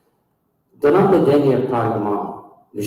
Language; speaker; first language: French; non-native, local second language; English